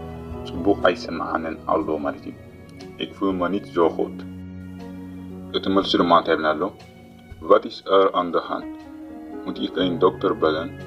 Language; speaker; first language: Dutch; non-native, learner; Tigrinya